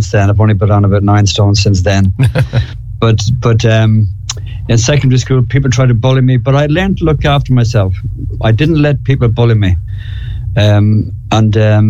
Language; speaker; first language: English; native; English